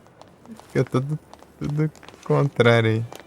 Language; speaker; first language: Portuguese; native; Portuguese